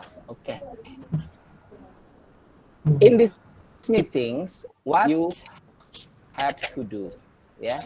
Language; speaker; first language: English; non-native, learner; Indonesian